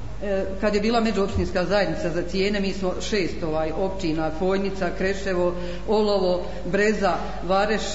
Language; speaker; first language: Croatian; native; Croatian